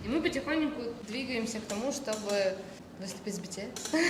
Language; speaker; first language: Russian; native; Russian